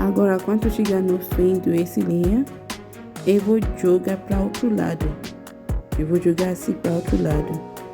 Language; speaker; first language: Portuguese; non-native, learner; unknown